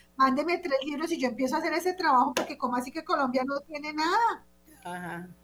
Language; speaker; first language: Spanish; native; Spanish